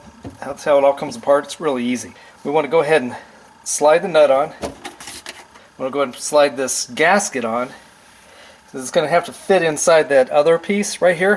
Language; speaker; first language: English; native; English